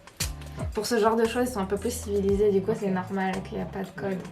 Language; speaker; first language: French; native; French